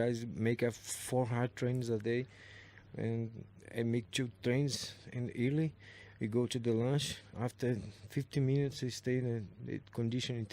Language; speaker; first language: English; non-native, learner; Portuguese